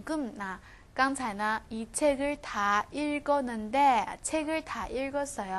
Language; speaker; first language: Korean; non-native, fluent; Chinese